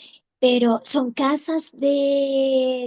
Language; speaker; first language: Spanish; non-native, fluent; Arabic